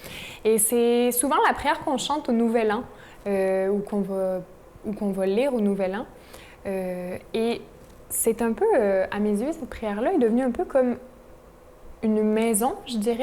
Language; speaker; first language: French; native; French